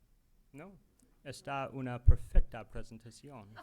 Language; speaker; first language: Spanish; non-native, learner; English